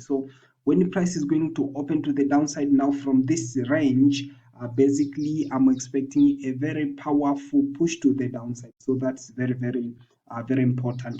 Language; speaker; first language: English; non-native, local second language; Swahili